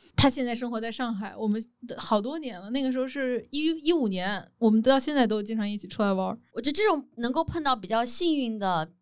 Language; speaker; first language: Chinese; native; Chinese